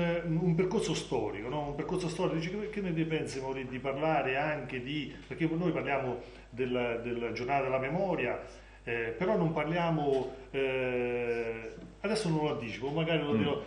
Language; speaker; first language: Italian; native; Italian